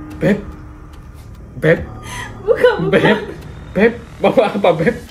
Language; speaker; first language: Indonesian; native; Indonesian